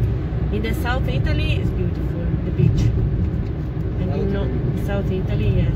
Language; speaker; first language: English; non-native, learner; Italian